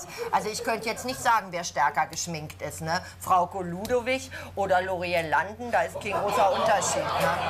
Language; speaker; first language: German; native; German